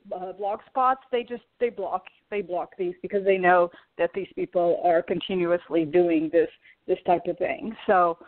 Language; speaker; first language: English; early bilingual, other home language; Portuguese